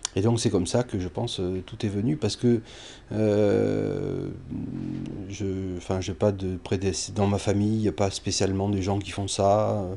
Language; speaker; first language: French; native; French